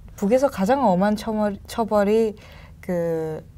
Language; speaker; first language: Korean; native; Korean